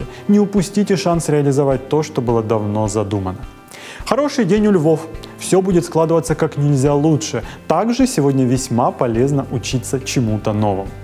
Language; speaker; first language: Russian; native; Russian